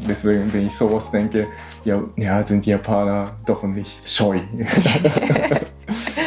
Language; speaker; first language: German; non-native, learner; Japanese